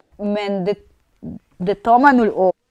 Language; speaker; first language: Danish; non-native, fluent; Russian